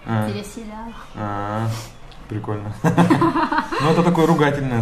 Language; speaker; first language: Russian; native; Russian